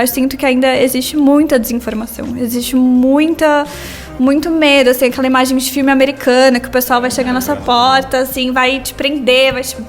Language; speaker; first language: Portuguese; native; Portuguese